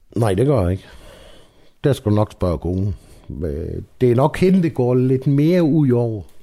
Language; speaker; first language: Danish; native; Danish